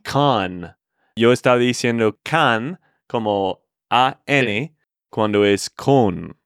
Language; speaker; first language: Spanish; non-native, learner; English